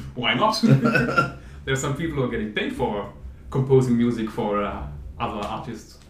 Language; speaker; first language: English; non-native, fluent; German